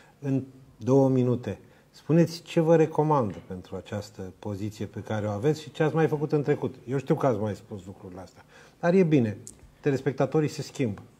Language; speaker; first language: Romanian; native; Romanian